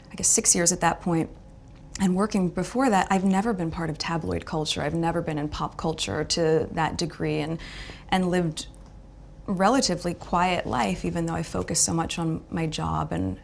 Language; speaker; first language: English; native; English